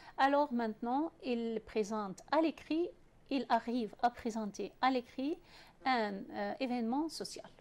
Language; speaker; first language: French; non-native, fluent; Arabic